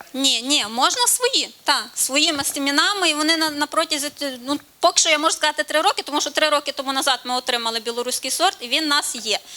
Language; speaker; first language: Ukrainian; native; Ukrainian